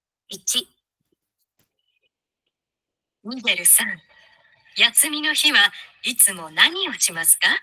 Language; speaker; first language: Japanese; non-native, learner; Bangla